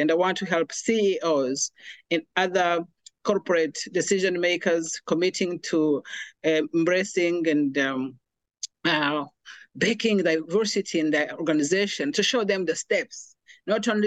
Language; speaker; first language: English; non-native, local second language; Kinyarwanda